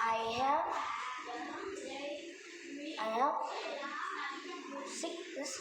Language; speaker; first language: English; non-native, learner; Vietnamese